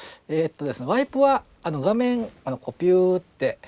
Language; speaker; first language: Japanese; native; Japanese